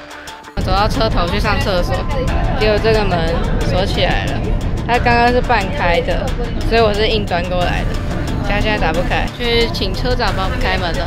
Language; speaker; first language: Chinese; native; Chinese